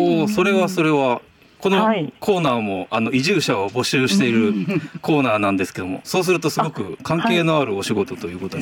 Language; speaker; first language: Japanese; native; Japanese